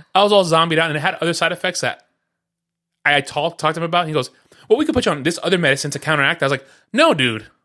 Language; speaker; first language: English; early bilingual, other home language; Spanish